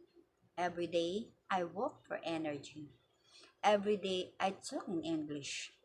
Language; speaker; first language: English; non-native, learner; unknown